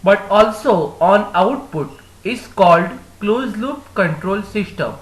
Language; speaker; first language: English; non-native, local second language; Gujarati